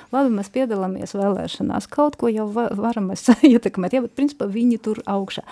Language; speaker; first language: Latvian; non-native, local second language; Russian